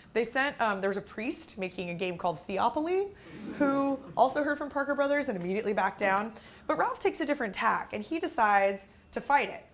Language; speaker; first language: English; native; English